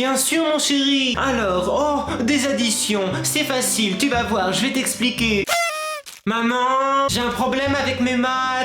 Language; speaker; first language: French; native; French